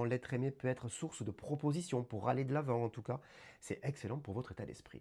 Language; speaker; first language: French; native; French